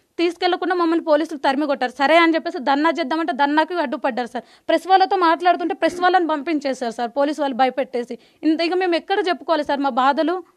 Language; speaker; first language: Telugu; native; Telugu